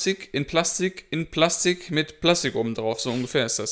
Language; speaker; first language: German; native; German